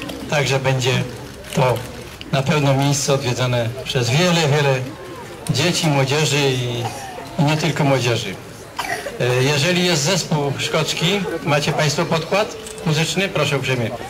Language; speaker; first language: Polish; native; Polish